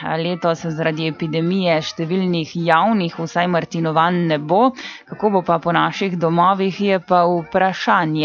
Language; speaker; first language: Slovenian; native; Slovenian